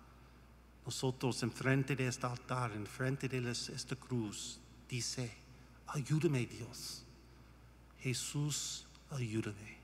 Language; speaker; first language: Spanish; non-native, learner; English